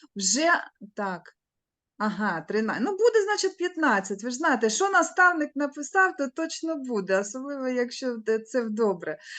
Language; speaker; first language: Ukrainian; non-native, local second language; Russian